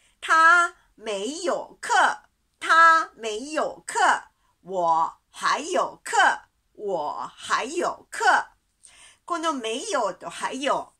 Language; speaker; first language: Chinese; non-native, learner; Japanese